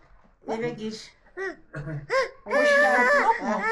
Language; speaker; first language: Turkish; non-native, local second language; Kyrgyz